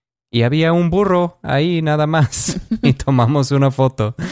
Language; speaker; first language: Spanish; non-native, fluent; English